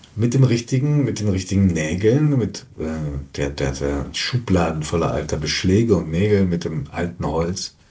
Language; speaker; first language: German; native; German